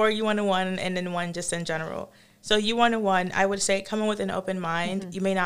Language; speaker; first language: English; non-native, local second language; Yoruba